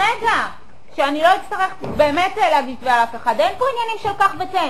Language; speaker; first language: Hebrew; native; Hebrew